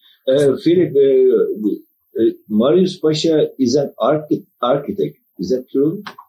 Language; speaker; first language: English; non-native, fluent; Turkish